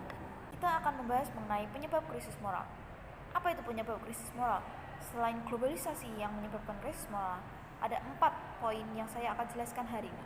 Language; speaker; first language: Indonesian; native; Indonesian